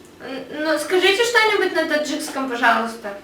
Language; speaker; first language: Russian; native; Russian